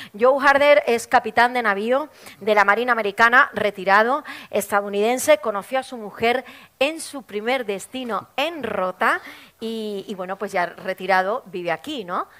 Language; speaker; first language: Spanish; native; Spanish